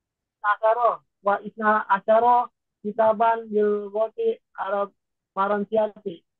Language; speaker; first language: Arabic; non-native, learner; Indonesian